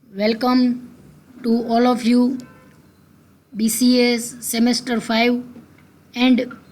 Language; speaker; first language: English; non-native, local second language; Gujarati